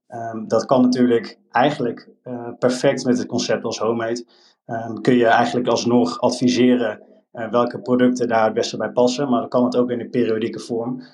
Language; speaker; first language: Dutch; native; Dutch